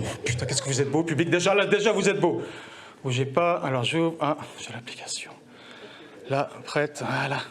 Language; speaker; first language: French; native; French